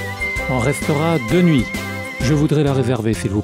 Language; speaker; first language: French; non-native, learner; Azerbaijani